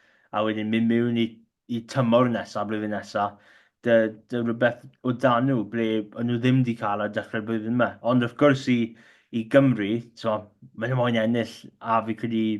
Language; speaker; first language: Welsh; non-native, local second language; English